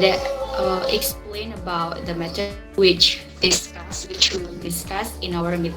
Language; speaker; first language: English; non-native, learner; Indonesian